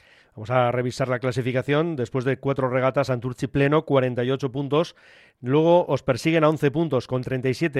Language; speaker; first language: Spanish; native; Spanish